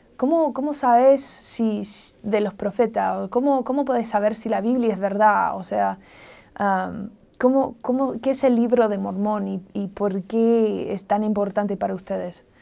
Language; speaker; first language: Spanish; non-native, fluent; English